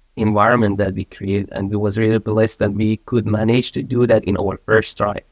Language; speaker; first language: English; non-native, fluent; Persian